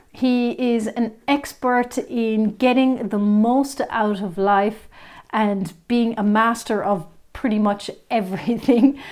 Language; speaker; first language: English; native; English